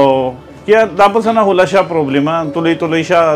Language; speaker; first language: Filipino; non-native, learner; Punjabi